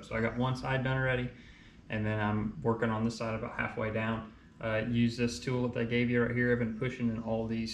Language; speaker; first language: English; native; English